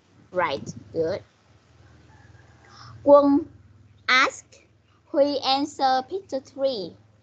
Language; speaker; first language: English; non-native, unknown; Vietnamese